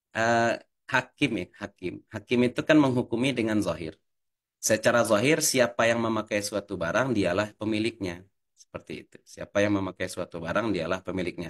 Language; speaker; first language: Indonesian; native; Indonesian